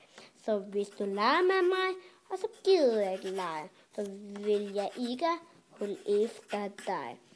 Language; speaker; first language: Danish; early bilingual, other home language; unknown